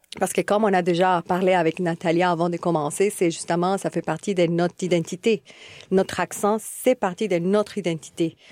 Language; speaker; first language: French; non-native, fluent; Spanish